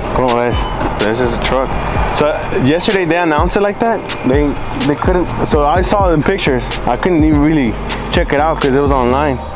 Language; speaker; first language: English; early bilingual, other home language; Spanish